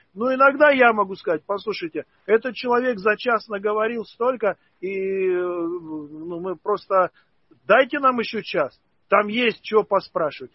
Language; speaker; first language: Russian; native; Russian